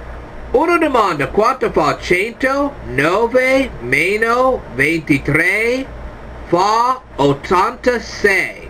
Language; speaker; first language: Italian; non-native, learner; English